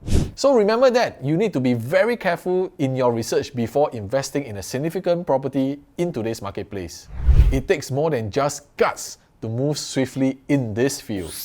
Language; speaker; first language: English; native; English